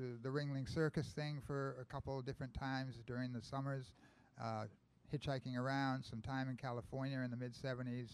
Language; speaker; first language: English; native; English